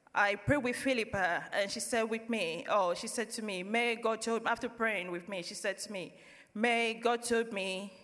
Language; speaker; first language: English; non-native, local second language; Yoruba